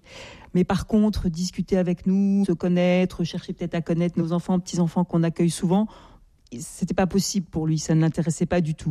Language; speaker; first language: French; native; French